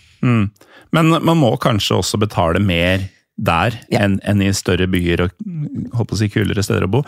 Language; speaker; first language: Norwegian; native; Norwegian